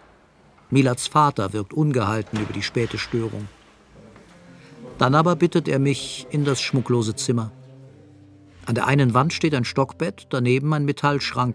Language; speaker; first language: German; native; German